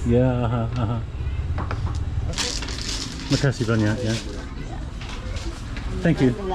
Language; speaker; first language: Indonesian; non-native, learner; English